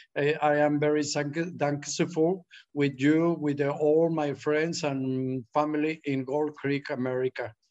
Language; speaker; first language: English; non-native, learner; Spanish